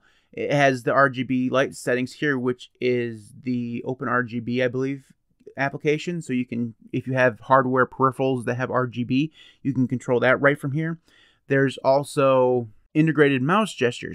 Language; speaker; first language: English; native; English